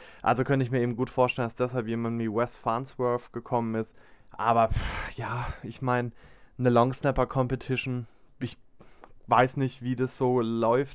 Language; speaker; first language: German; native; German